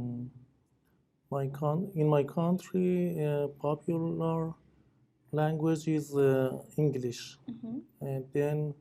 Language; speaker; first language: English; non-native, learner; Persian